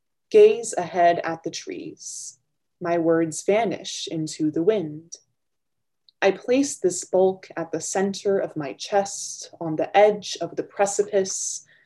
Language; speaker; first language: English; early bilingual, other home language; Armenian